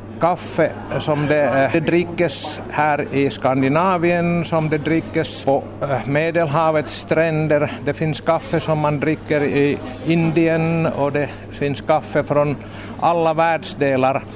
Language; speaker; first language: Swedish; non-native, local second language; Finnish